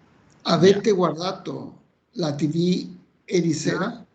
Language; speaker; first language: Italian; non-native, learner; Spanish